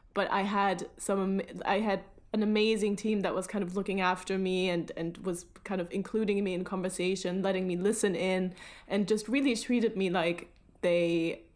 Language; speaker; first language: English; early bilingual, other home language; German